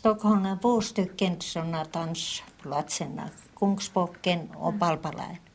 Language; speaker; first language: Swedish; non-native, learner; Finnish